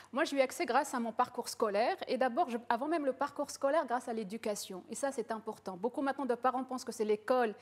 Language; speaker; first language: French; early bilingual, other home language; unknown